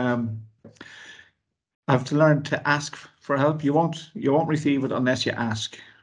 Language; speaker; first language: English; native; English